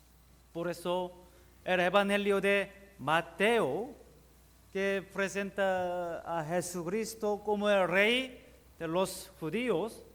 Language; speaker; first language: Spanish; non-native, learner; Korean